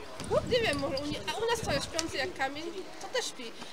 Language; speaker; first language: Polish; native; Polish